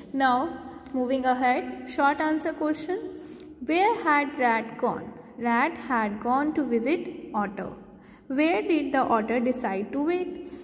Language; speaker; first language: English; non-native, local second language; Hindi